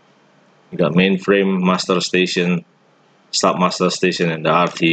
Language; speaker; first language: English; non-native, fluent; Indonesian